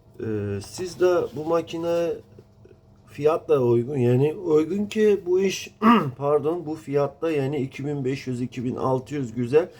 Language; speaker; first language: Turkish; non-native, learner; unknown